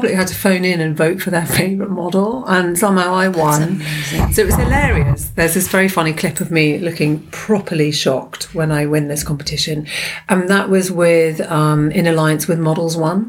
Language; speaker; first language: English; native; English